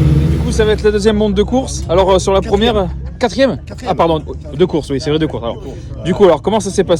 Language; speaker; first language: French; native; French